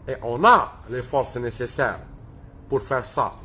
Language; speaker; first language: French; non-native, local second language; Arabic